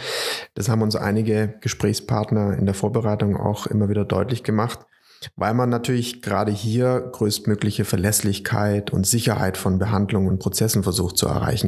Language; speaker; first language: German; native; German